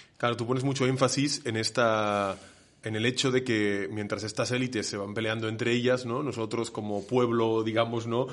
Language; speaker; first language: Spanish; non-native, local second language; Catalan